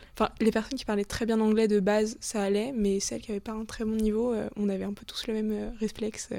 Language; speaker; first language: French; native; French